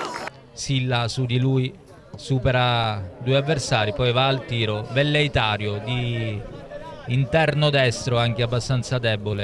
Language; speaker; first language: Italian; native; Italian